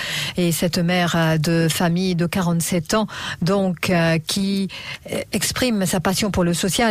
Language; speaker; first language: French; non-native, local second language; Morisyen